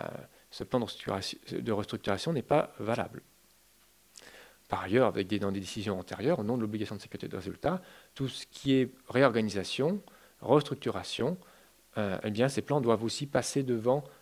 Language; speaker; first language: French; native; French